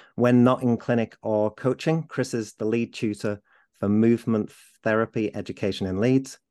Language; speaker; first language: English; native; English